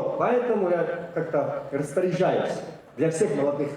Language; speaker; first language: Russian; non-native, fluent; Mongolian